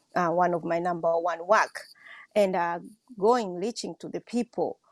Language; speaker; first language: English; non-native, local second language; Swahili